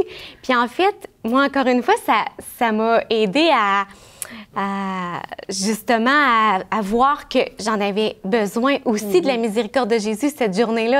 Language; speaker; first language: French; native; French